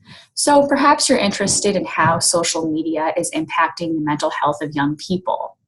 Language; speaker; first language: English; native; English